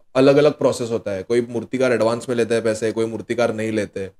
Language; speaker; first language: Hindi; non-native, local second language; Marathi